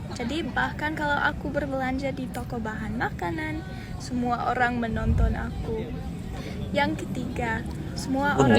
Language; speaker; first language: Indonesian; non-native, fluent; English